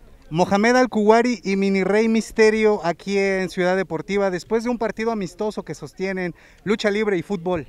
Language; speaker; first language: Spanish; native; Spanish